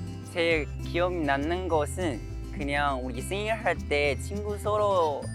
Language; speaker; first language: Korean; non-native, learner; Chinese